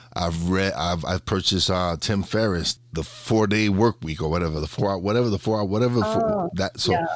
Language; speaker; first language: English; native; English